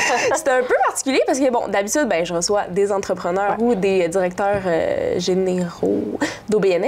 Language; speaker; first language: French; native; French